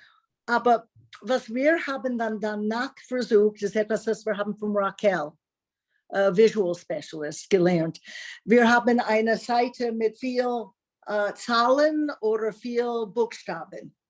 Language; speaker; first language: German; non-native, learner; English